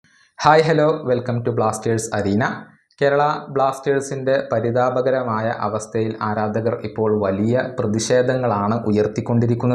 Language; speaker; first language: Malayalam; native; Malayalam